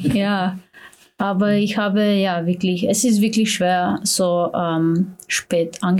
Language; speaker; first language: German; non-native, learner; Slovenian